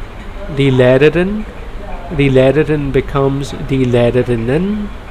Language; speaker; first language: German; non-native, learner; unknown